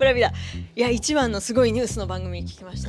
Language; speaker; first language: Japanese; native; Japanese